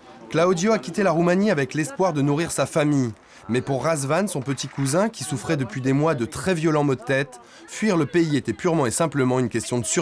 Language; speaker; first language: French; native; French